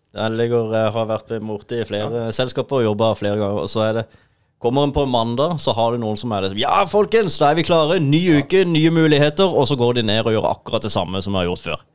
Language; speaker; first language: Norwegian; native; Norwegian